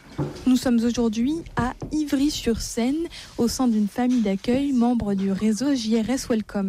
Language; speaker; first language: French; native; French